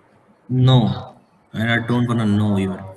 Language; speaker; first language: English; non-native, local second language; Hindi